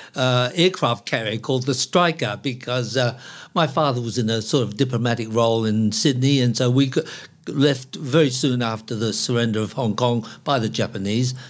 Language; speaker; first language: English; non-native, local second language; Cantonese